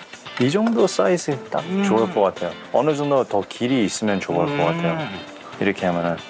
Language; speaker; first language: Korean; early bilingual, heritage; English